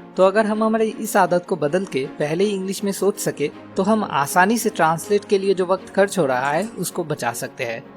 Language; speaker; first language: Hindi; native; Hindi